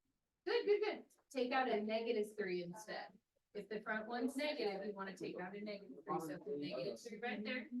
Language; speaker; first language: English; native; English